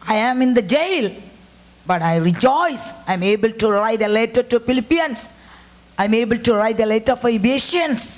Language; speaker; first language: English; non-native, local second language; Tamil